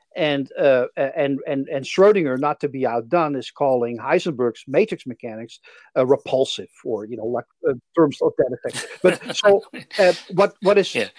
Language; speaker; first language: English; non-native, fluent; Dutch